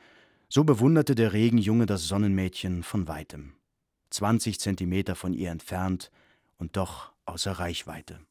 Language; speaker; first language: German; native; German